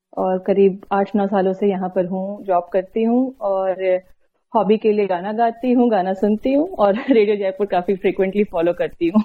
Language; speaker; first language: Hindi; native; Hindi